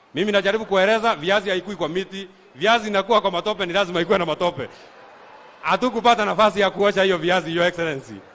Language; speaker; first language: Swahili; non-native, local second language; Kikuyu